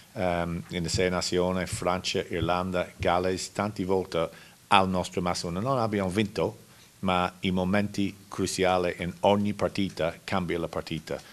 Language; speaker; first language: Italian; non-native, learner; English